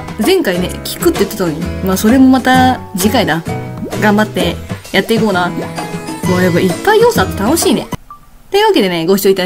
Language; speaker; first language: Japanese; native; Japanese